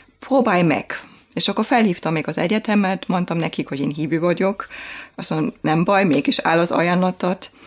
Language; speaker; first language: Hungarian; non-native, fluent; German